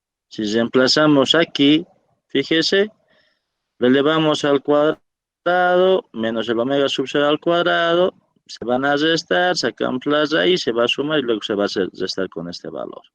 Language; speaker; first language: Spanish; native; Spanish